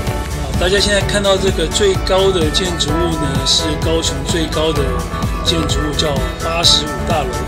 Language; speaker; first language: Chinese; native; Chinese